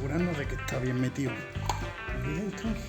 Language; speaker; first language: Spanish; native; Spanish